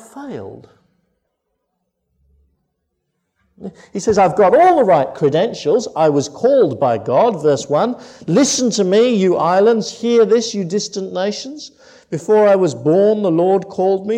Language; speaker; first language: English; native; English